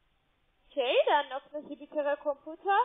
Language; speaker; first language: German; non-native, learner; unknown